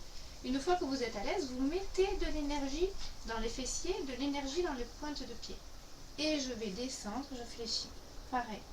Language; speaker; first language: French; native; French